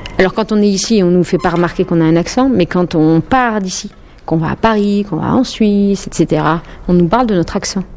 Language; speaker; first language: French; native; French